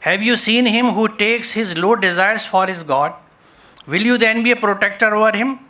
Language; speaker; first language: English; non-native, local second language; Urdu